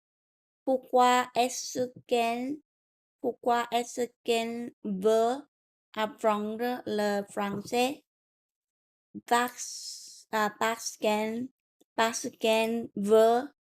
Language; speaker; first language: French; non-native, learner; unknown